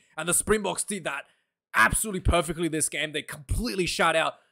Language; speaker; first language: English; non-native, local second language; Afrikaans